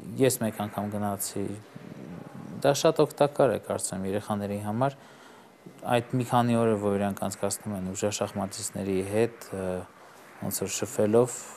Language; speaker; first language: Armenian; native; Armenian